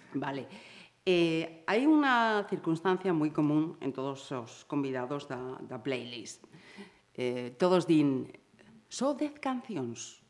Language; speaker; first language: Galician; native; Galician